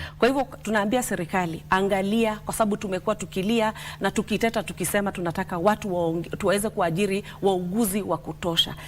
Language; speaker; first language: Swahili; native; Swahili